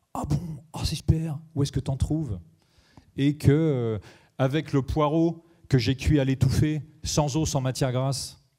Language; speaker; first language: French; native; French